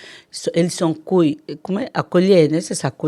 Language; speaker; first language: French; non-native, learner; Portuguese